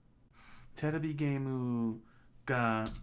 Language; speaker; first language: Japanese; non-native, learner; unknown